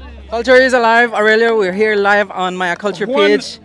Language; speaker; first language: English; native; English